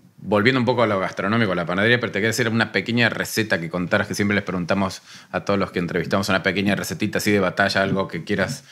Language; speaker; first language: Spanish; native; Spanish